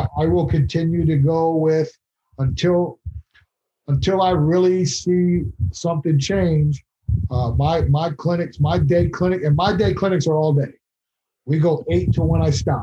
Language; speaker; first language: English; native; English